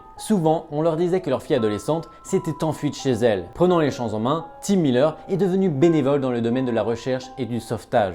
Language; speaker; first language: French; native; French